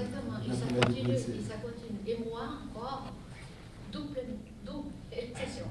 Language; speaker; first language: French; non-native, fluent; Portuguese